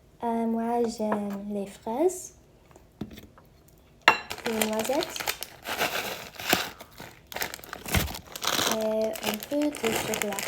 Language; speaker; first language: French; non-native, fluent; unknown